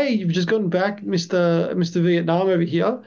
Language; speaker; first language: English; native; English